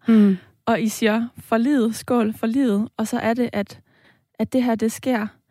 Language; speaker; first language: Danish; native; Danish